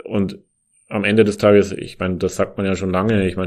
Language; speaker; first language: German; native; German